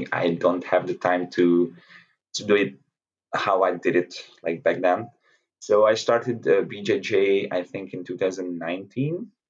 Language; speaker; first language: English; non-native, fluent; Hungarian